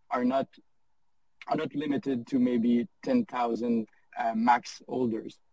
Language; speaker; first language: English; non-native, fluent; French